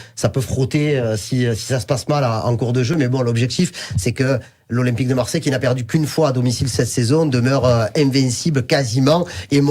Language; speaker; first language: French; native; French